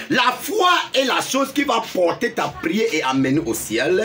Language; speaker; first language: French; non-native, local second language; English